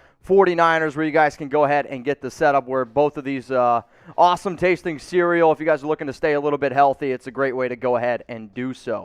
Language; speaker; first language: English; native; English